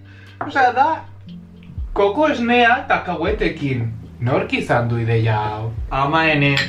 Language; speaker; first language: Basque; non-native, local second language; Spanish